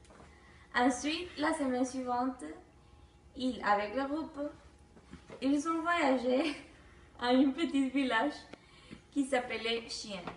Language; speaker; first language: French; non-native, learner; Spanish